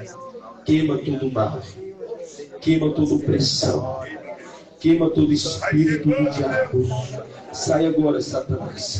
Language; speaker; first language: Portuguese; native; Portuguese